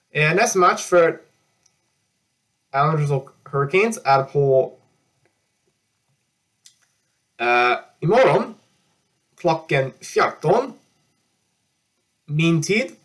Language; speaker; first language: Swedish; non-native, learner; English